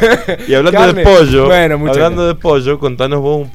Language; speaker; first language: Spanish; native; Spanish